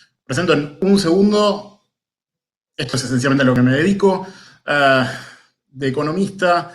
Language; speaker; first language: Spanish; native; Spanish